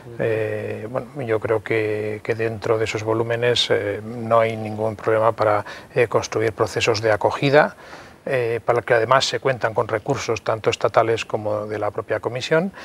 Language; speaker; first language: Spanish; native; Spanish